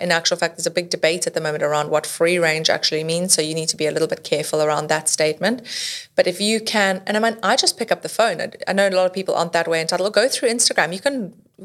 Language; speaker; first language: English; native; English